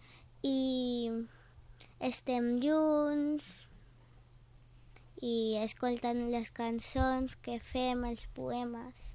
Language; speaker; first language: Catalan; non-native, local second language; Spanish